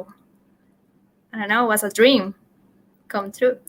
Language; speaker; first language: English; non-native, learner; Spanish